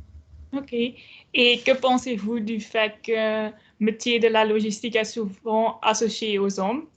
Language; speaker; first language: French; non-native, local second language; Dutch